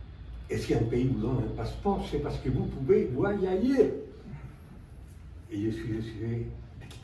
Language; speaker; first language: French; non-native, fluent; Spanish